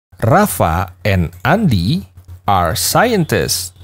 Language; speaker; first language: English; non-native, fluent; Indonesian